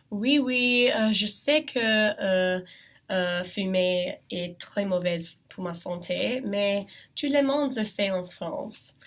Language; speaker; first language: French; non-native, learner; English